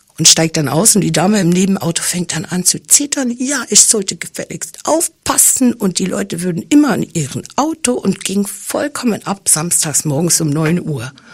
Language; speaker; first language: German; early bilingual, other home language; English